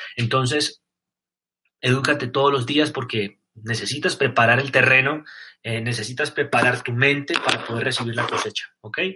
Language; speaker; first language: Spanish; native; Spanish